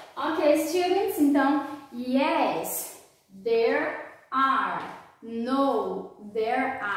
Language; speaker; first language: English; non-native, fluent; Portuguese